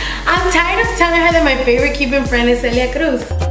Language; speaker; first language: English; early bilingual, other home language; Spanish